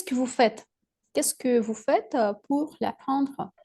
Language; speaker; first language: French; non-native, fluent; Russian